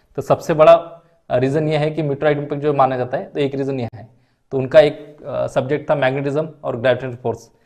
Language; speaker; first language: Hindi; non-native, local second language; Marathi